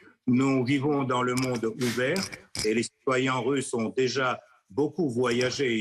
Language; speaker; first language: French; non-native, fluent; Russian